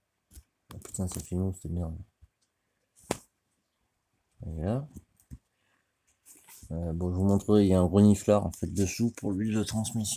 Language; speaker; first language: French; native; French